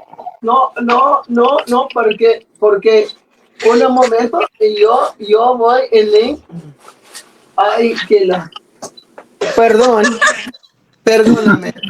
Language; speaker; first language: Spanish; non-native, learner; English